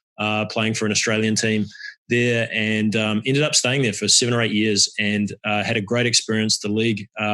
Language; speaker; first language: English; native; English